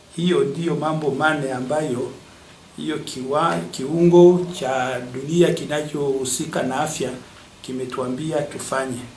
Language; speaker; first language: Swahili; native; Swahili